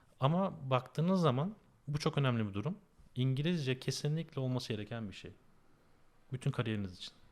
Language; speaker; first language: Turkish; native; Turkish